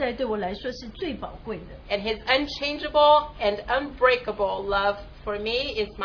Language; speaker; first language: English; non-native, fluent; Portuguese